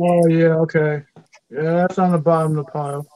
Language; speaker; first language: English; native; English